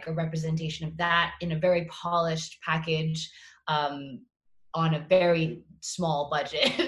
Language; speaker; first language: English; native; English